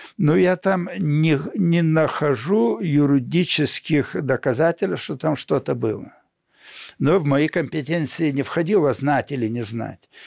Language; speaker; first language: Russian; non-native, local second language; Lithuanian